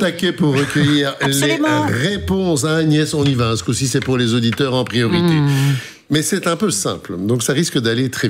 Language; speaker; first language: French; native; French